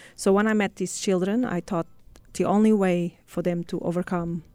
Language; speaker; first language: English; non-native, fluent; Portuguese